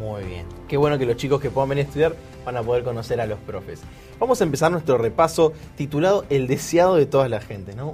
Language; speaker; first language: Spanish; native; Spanish